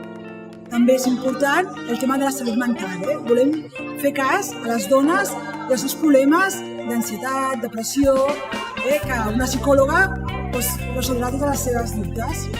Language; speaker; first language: Catalan; native; Catalan